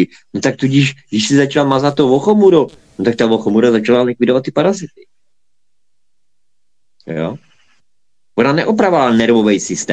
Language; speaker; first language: Czech; native; Czech